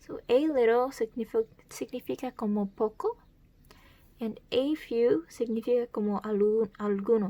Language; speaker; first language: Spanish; early bilingual, heritage; Spanish